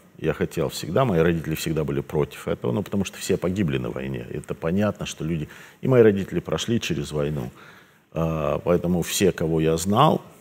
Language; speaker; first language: Russian; native; Russian